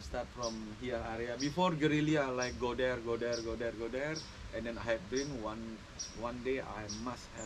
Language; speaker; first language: English; non-native, learner; Indonesian